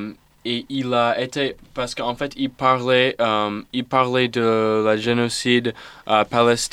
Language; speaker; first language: French; non-native, fluent; English